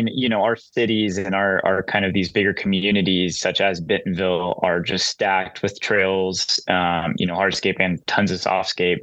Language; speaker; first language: English; native; English